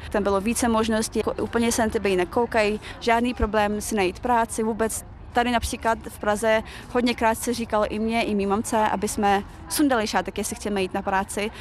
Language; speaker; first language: Czech; early bilingual, other home language; Chechen